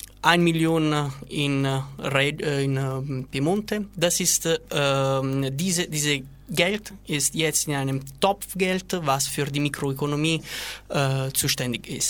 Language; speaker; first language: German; non-native, learner; Italian